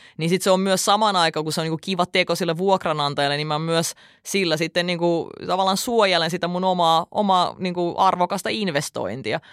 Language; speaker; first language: Finnish; early bilingual, other home language; Russian